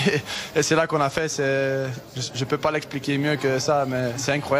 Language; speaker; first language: French; non-native, fluent; Dutch